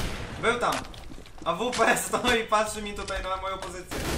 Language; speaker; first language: Polish; native; Polish